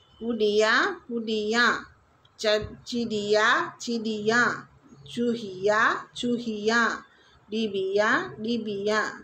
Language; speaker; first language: Hindi; non-native, local second language; Gujarati